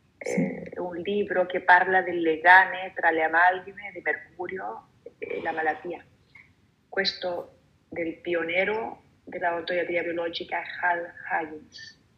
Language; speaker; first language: Italian; non-native, fluent; Spanish